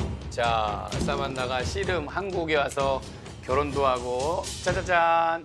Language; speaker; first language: Korean; native; Korean